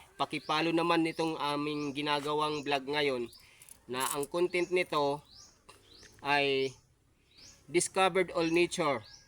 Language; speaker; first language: Filipino; non-native, local second language; Waray